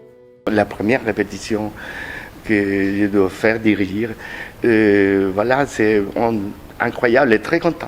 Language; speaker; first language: French; non-native, learner; Spanish